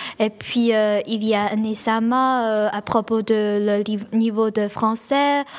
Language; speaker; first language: French; non-native, learner; Chinese